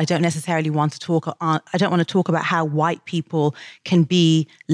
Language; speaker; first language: English; native; English